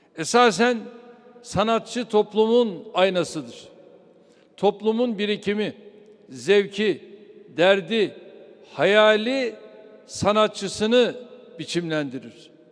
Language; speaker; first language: Turkish; native; Turkish